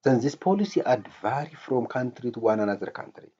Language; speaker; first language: English; non-native, local second language; Amharic